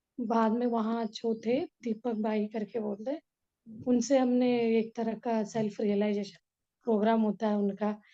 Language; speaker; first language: Hindi; non-native, local second language; Kannada